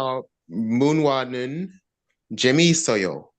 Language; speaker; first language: Korean; non-native, learner; English